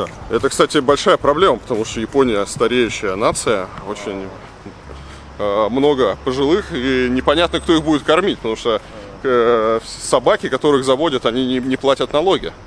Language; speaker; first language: Russian; native; Russian